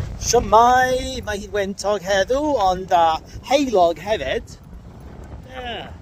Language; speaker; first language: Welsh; non-native, learner; English